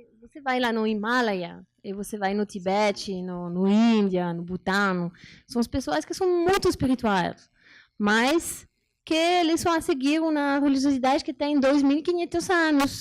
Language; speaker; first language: Portuguese; non-native, learner; French